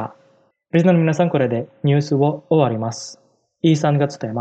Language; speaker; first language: Japanese; non-native, fluent; Indonesian